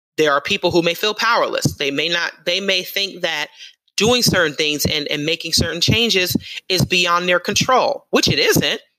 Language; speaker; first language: English; native; English